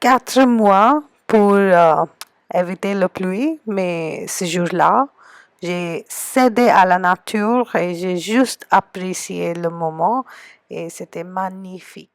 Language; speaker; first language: French; non-native, fluent; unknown